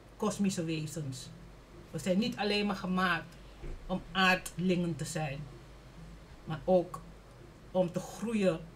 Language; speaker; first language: Dutch; native; Dutch